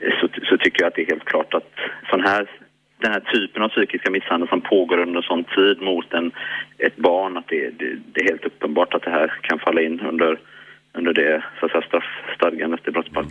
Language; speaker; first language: Swedish; native; Swedish